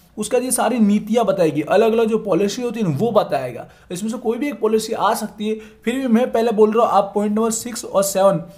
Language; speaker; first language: Hindi; non-native, local second language; Gujarati